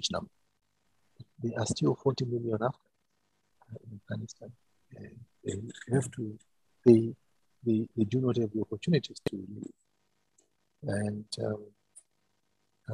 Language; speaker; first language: English; non-native, local second language; Shona